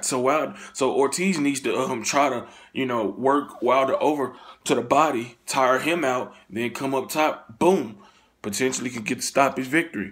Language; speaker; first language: English; native; English